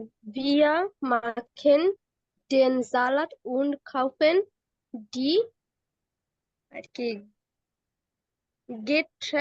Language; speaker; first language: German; non-native, learner; Bangla